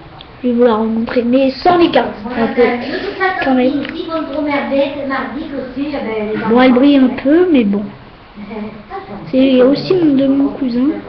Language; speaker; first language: French; native; French